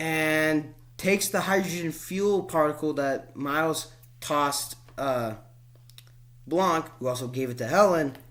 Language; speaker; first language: English; native; English